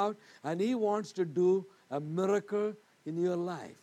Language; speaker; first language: English; non-native, local second language; Malayalam